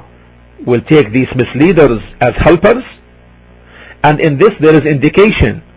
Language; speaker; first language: English; non-native, fluent; Arabic